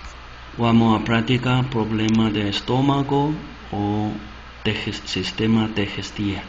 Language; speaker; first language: Spanish; non-native, learner; Chinese